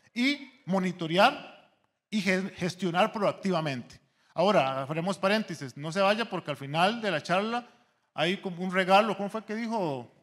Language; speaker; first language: Spanish; native; Spanish